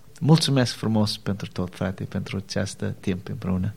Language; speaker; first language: Romanian; non-native, learner; English